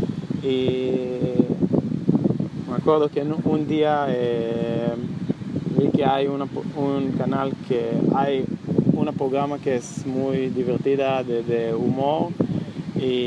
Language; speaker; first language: Spanish; non-native, learner; Hebrew